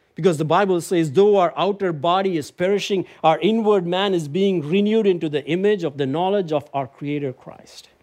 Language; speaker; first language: English; non-native, local second language; Tamil